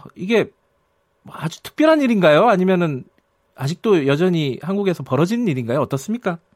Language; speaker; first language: Korean; native; Korean